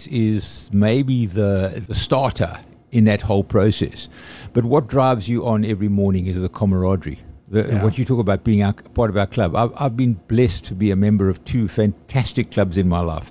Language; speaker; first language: English; native; English